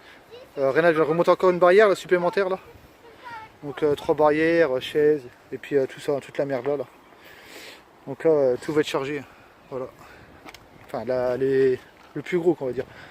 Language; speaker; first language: French; native; French